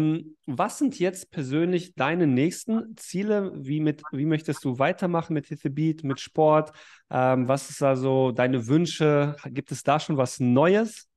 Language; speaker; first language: German; native; German